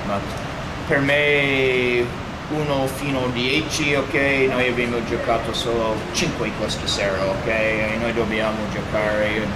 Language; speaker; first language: Italian; non-native, fluent; English